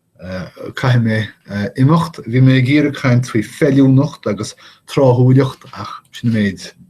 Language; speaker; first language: Irish; non-native, fluent; English